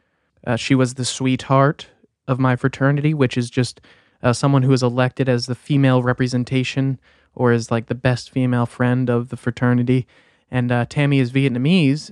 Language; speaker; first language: English; native; English